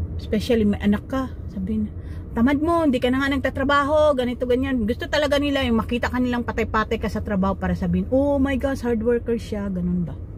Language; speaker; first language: Filipino; non-native, local second language; Cebuano